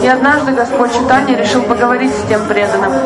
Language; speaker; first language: Russian; native; Russian